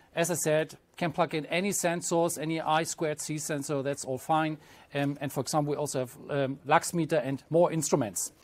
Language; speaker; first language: English; non-native, fluent; German